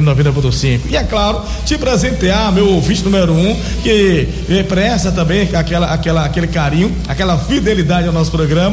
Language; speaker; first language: Portuguese; native; Portuguese